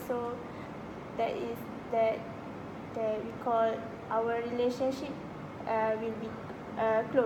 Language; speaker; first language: English; non-native, local second language; Malay